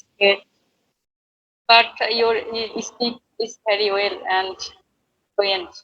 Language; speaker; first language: English; non-native, learner; Bangla